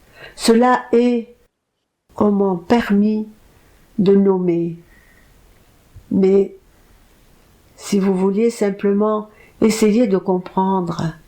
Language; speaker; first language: French; native; French